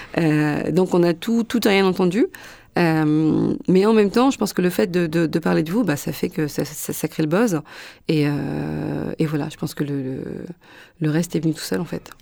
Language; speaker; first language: French; native; French